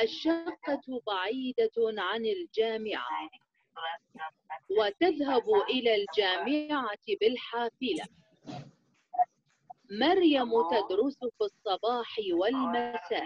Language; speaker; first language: Arabic; non-native, learner; Indonesian